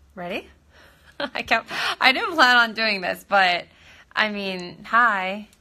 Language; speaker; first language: English; early bilingual, other home language; Korean